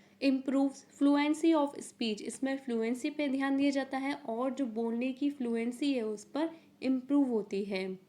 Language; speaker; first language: Hindi; native; Hindi